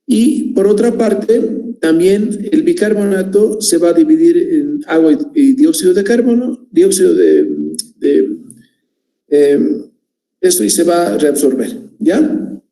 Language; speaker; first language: Spanish; native; Spanish